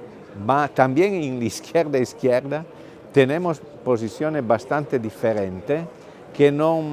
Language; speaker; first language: Spanish; non-native, fluent; Italian